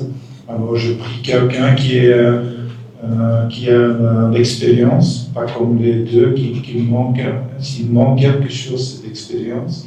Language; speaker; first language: French; non-native, fluent; Dutch